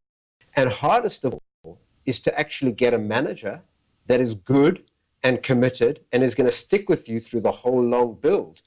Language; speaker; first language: English; native; English